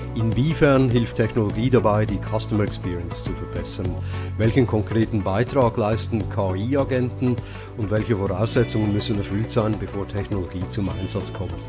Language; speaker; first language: German; native; German